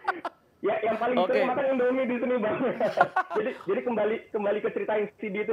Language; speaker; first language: Indonesian; native; Indonesian